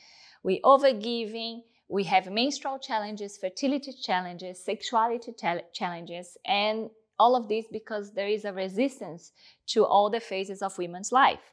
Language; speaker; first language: English; non-native, fluent; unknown